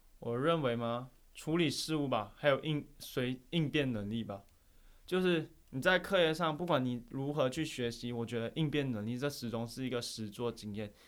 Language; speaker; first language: Chinese; native; Chinese